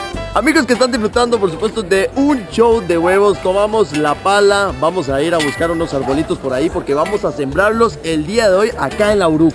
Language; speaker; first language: Spanish; native; Spanish